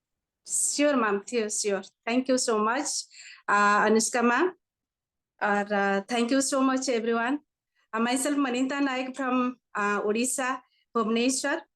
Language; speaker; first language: Hindi; non-native, local second language; Odia